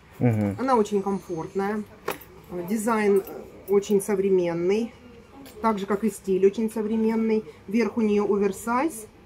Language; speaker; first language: Russian; native; Russian